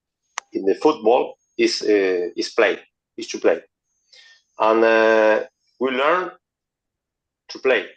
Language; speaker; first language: English; non-native, learner; Spanish